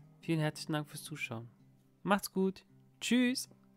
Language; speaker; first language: German; native; German